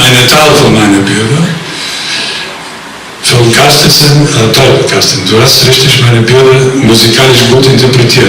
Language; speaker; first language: German; non-native, fluent; Bulgarian